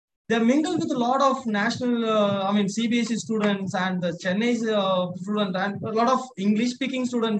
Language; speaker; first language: English; non-native, local second language; Tamil